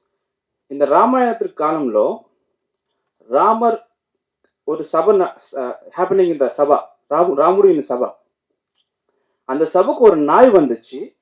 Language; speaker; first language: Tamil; non-native, learner; Telugu